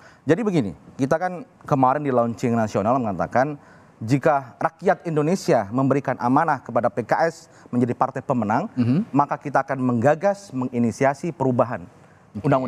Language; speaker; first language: Indonesian; native; Indonesian